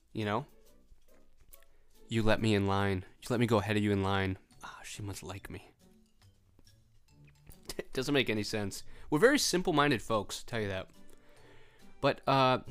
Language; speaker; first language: English; native; English